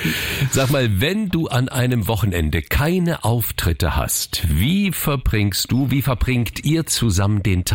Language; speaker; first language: German; native; German